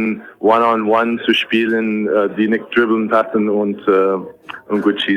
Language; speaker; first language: German; non-native, fluent; English